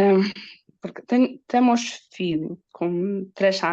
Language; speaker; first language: Portuguese; non-native, learner; Polish